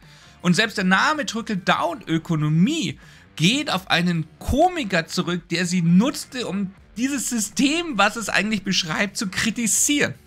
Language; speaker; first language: German; native; German